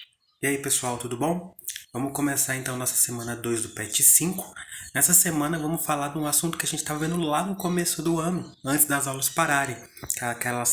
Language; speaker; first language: Portuguese; native; Portuguese